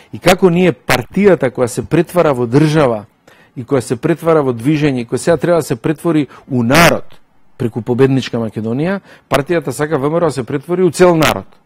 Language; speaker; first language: Macedonian; native; Macedonian